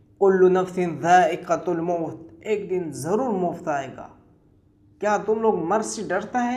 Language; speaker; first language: Hindi; non-native, local second language; Pashto